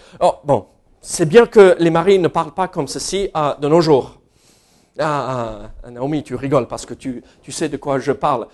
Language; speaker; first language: French; non-native, fluent; English